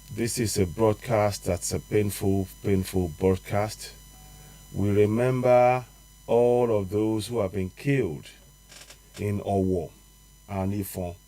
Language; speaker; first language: English; non-native, local second language; Yoruba